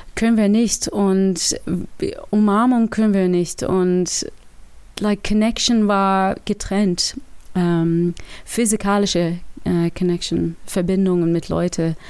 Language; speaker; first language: German; non-native, learner; English